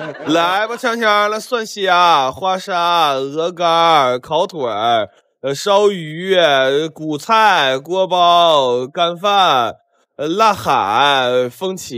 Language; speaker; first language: Chinese; native; Chinese